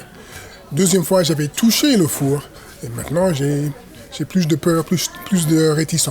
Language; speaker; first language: French; non-native, fluent; English